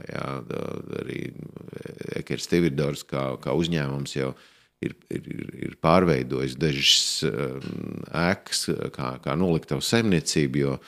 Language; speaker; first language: Latvian; native; Latvian